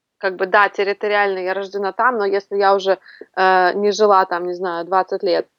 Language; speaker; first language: Russian; native; Russian